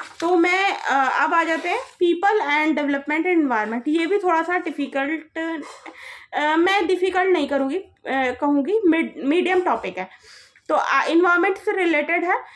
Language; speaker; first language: Hindi; native; Hindi